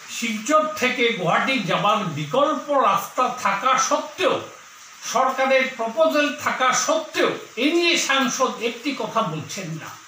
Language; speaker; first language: Bangla; native; Bangla